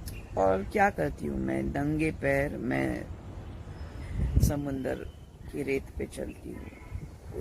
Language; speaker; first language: Hindi; native; Hindi